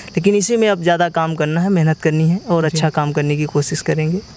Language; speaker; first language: Hindi; native; Hindi